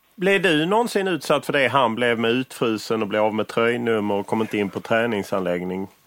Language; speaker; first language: Swedish; native; Swedish